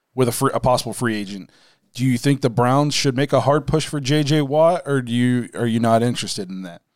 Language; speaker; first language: English; native; English